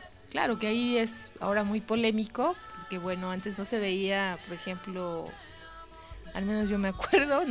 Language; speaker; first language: Spanish; native; Spanish